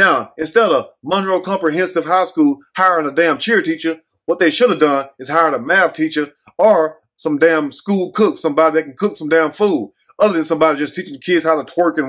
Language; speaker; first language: English; native; English